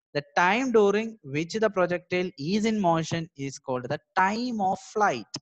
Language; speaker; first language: English; non-native, local second language; Malayalam